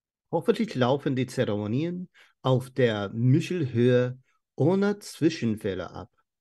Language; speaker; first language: German; non-native, learner; English